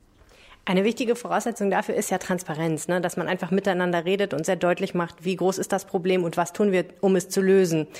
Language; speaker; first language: German; native; German